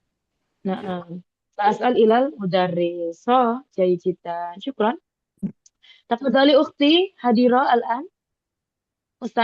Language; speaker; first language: Arabic; non-native, learner; Indonesian